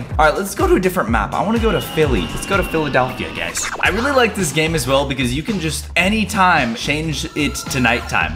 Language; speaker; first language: English; native; English